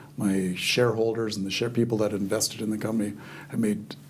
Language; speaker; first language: English; native; English